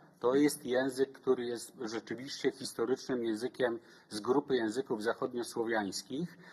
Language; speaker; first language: Polish; native; Polish